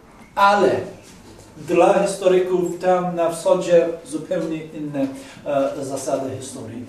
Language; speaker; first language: Polish; non-native, fluent; English